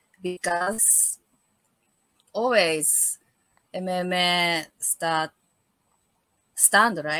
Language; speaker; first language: English; non-native, learner; Japanese